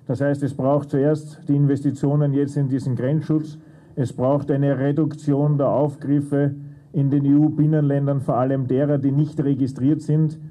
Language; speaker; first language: German; native; German